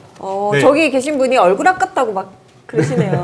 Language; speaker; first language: Korean; native; Korean